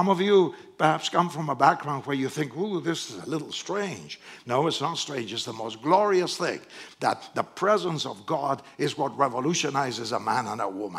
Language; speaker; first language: English; non-native, fluent; Spanish